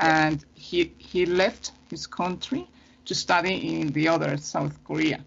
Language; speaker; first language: English; non-native, fluent; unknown